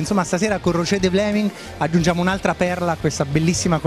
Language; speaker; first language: Italian; native; Italian